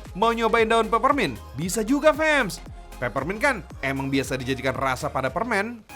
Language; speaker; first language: Indonesian; native; Indonesian